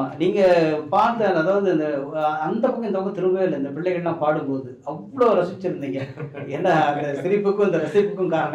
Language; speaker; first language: Tamil; native; Tamil